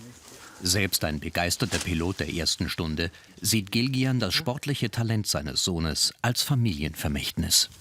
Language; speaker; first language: German; native; German